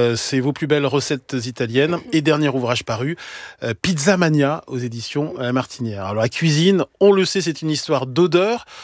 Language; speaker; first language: French; native; French